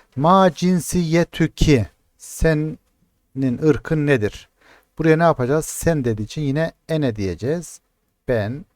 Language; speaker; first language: Turkish; native; Turkish